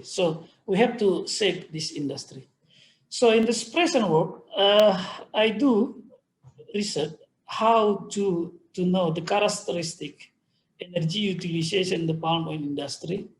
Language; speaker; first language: English; non-native, fluent; Indonesian